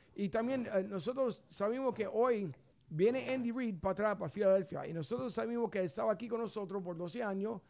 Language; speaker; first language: Spanish; non-native, learner; English